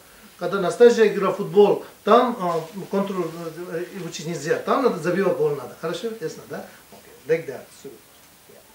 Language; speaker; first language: Russian; non-native, learner; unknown